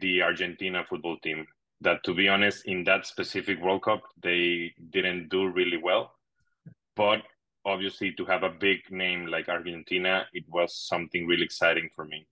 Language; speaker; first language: English; non-native, fluent; Spanish